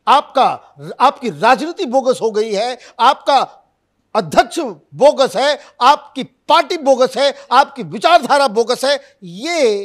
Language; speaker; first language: Hindi; native; Hindi